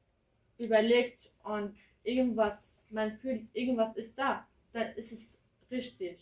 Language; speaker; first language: German; early bilingual, other home language; Kurdish